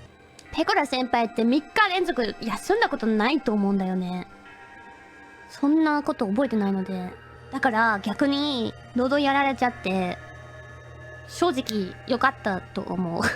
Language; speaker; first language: Japanese; non-native, fluent; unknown